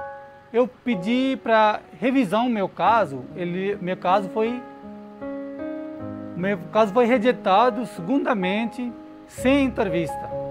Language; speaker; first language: Portuguese; non-native, learner; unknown